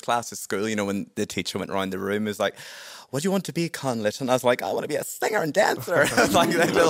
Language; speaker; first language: English; native; English